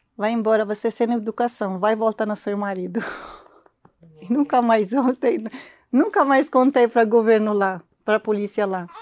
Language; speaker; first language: Portuguese; non-native, learner; Arabic